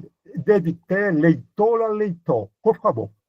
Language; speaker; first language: Portuguese; non-native, fluent; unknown